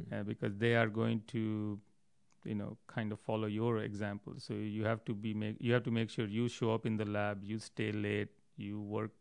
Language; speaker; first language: English; non-native, local second language; Hindi